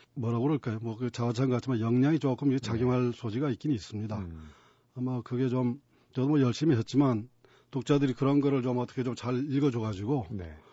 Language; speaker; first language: Korean; native; Korean